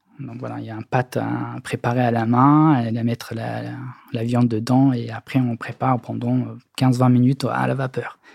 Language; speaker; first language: French; non-native, fluent; Mongolian